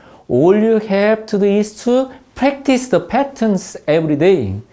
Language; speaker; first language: English; non-native, fluent; Korean